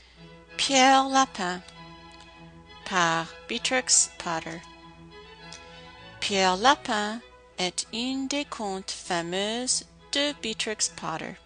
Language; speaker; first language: French; non-native, fluent; English